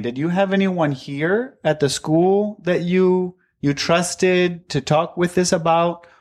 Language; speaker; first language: English; native; English